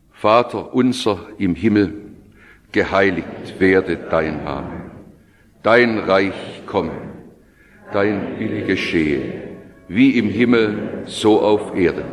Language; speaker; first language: German; native; German